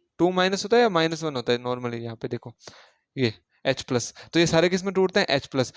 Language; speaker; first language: Hindi; native; Hindi